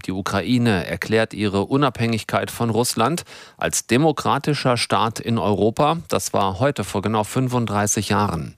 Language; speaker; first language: German; native; German